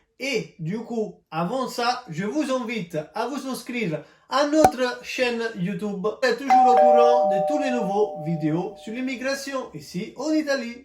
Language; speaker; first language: French; non-native, fluent; Italian